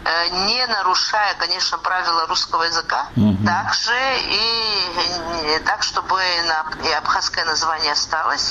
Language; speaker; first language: Russian; non-native, local second language; Abkhazian